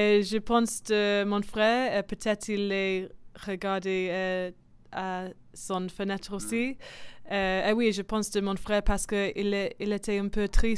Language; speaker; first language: French; non-native, learner; English